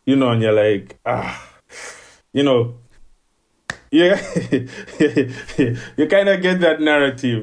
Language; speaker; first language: English; non-native, local second language; Ganda